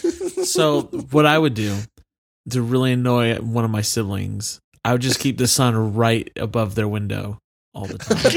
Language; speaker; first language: English; native; English